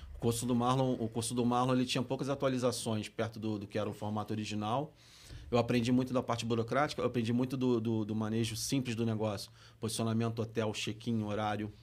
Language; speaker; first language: Portuguese; native; Portuguese